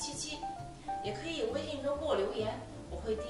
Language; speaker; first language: Chinese; native; Chinese